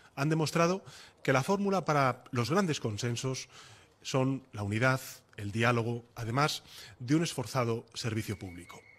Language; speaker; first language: Spanish; native; Spanish